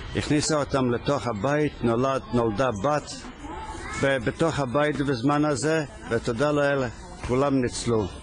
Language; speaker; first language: Hebrew; early bilingual, other home language; Yiddish